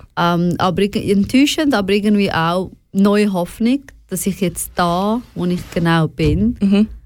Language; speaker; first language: German; early bilingual, other home language; Persian